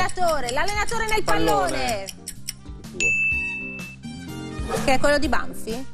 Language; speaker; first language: Italian; native; Italian